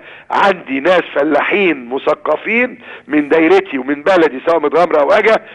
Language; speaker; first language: Arabic; native; Arabic